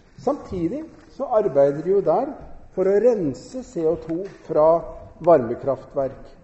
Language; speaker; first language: Norwegian; native; Norwegian